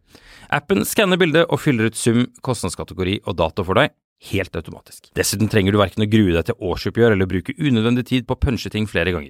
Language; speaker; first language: Norwegian; native; Norwegian